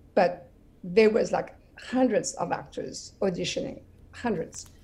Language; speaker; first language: English; non-native, fluent; French